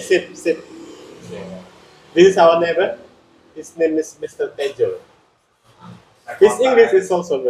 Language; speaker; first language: English; non-native, local second language; Indonesian